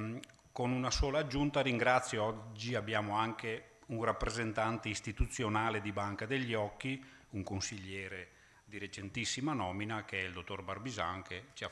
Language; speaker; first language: Italian; native; Italian